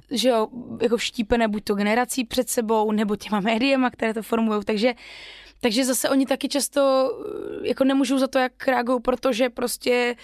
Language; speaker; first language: Czech; non-native, local second language; Polish